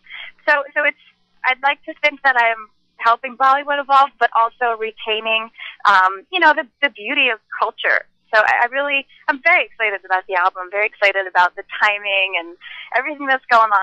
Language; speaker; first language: English; native; English